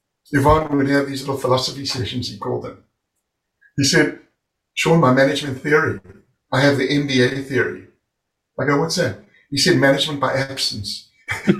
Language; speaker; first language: English; native; English